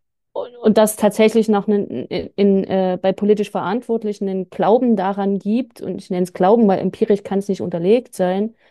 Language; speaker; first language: German; native; German